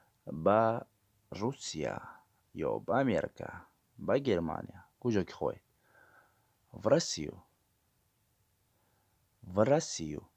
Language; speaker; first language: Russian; non-native, learner; Tajik